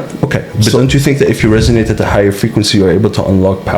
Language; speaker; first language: English; native; English